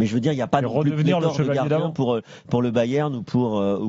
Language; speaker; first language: French; native; French